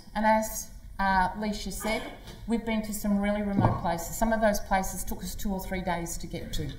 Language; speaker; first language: English; native; English